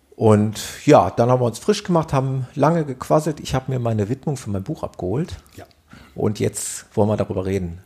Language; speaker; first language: German; native; German